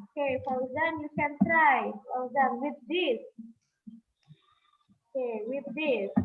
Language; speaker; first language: English; non-native, fluent; Indonesian